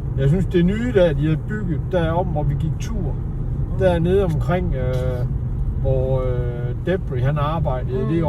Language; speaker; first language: Danish; native; Danish